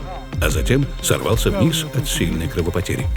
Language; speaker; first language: Russian; native; Russian